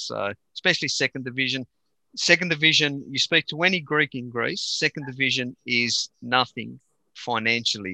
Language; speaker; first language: English; native; English